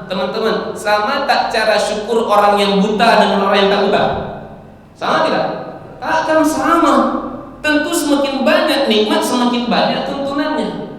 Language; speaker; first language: Malay; native; Malay